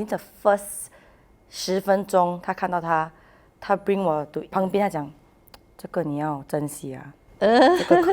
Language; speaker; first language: Chinese; non-native, local second language; English